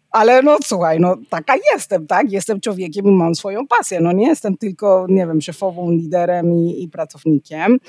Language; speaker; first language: Polish; non-native, fluent; Spanish